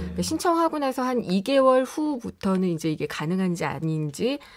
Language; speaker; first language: Korean; native; Korean